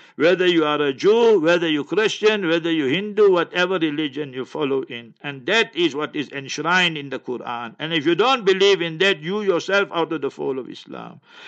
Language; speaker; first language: English; native; English